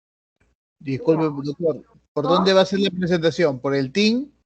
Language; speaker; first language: Spanish; native; Spanish